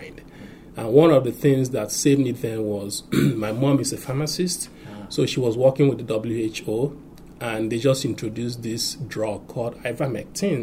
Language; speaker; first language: English; non-native, local second language; Igbo